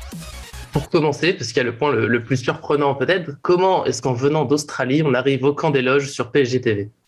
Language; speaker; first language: French; native; French